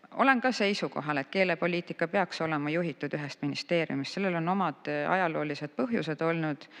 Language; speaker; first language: Estonian; native; Estonian